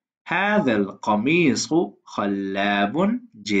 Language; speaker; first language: Arabic; non-native, fluent; Urdu